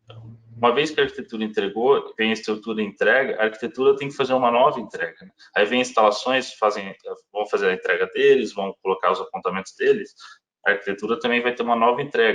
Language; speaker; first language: Portuguese; native; Portuguese